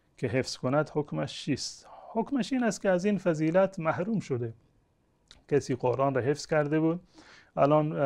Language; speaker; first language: Persian; non-native, local second language; Baluchi